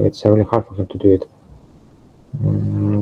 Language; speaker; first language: English; non-native, fluent; Russian